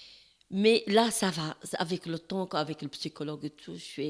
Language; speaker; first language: French; non-native, learner; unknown